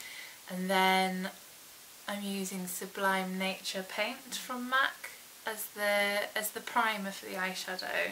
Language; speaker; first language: English; native; English